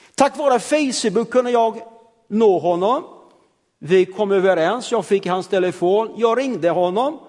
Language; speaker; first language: Swedish; early bilingual, heritage; Swedish